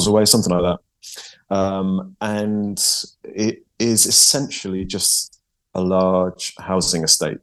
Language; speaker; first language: English; native; English